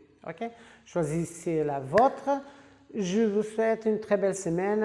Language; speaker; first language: French; non-native, fluent; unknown